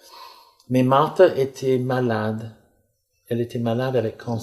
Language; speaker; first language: French; non-native, fluent; English